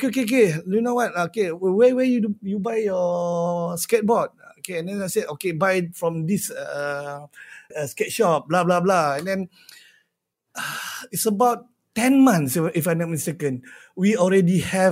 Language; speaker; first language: English; non-native, local second language; Malay